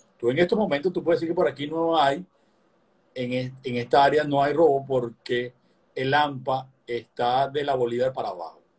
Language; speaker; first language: Spanish; native; Spanish